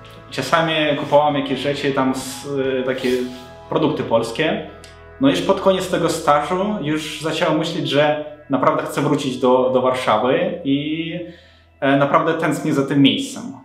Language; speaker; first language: Polish; non-native, fluent; Ukrainian